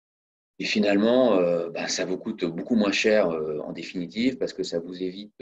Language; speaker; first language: French; native; French